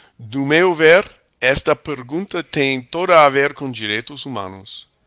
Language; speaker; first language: Portuguese; non-native, learner; English